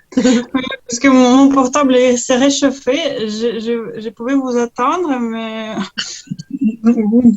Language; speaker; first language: French; non-native, learner; Ukrainian